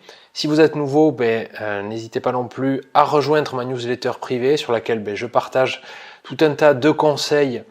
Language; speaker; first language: French; native; French